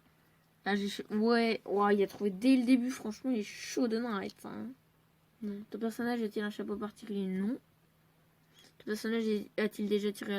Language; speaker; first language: French; native; French